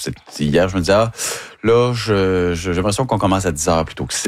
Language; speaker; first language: French; native; French